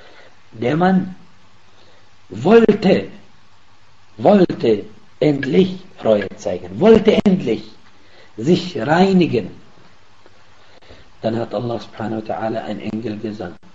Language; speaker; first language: German; non-native, fluent; Arabic